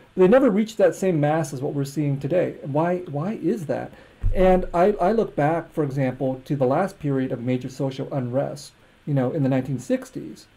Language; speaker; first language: English; native; English